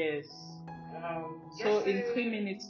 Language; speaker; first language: English; non-native, fluent; French